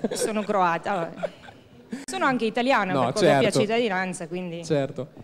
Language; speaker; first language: Italian; non-native, fluent; Croatian